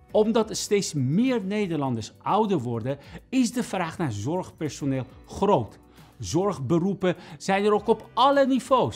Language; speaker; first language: Dutch; non-native, fluent; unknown